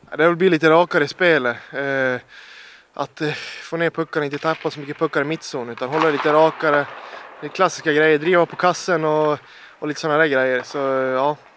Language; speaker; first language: Swedish; native; Swedish